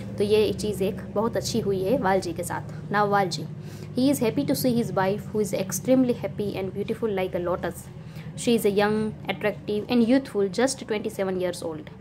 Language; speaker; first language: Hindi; non-native, local second language; Gujarati